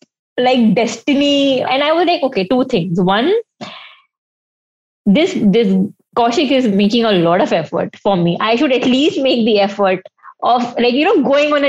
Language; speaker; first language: English; non-native, local second language; Hindi